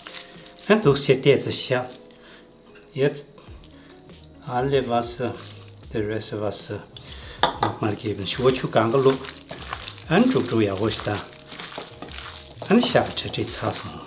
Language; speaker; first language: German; non-native, learner; Tibetan